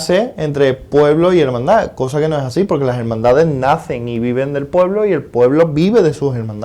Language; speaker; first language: Spanish; native; Spanish